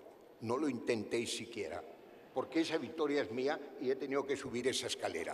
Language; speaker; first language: Spanish; native; Spanish